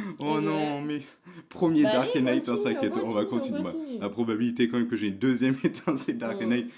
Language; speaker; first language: French; native; French